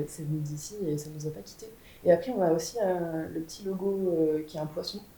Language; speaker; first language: French; native; French